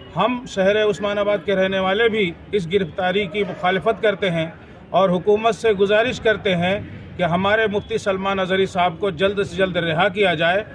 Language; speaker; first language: Urdu; native; Urdu